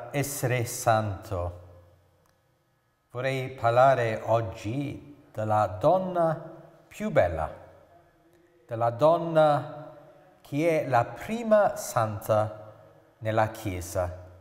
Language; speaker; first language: Italian; non-native, fluent; English